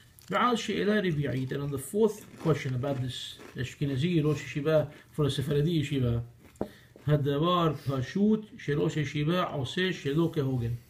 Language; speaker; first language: English; native; English